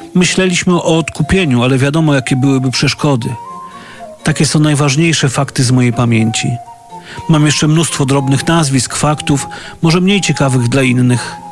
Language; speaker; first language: Polish; native; Polish